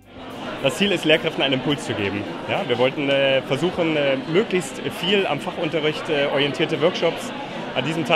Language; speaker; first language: German; native; German